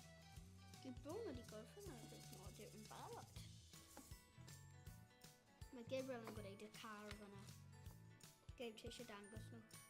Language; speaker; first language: Welsh; non-native, local second language; English